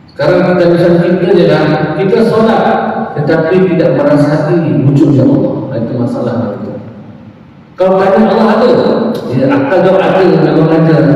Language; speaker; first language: Malay; native; Malay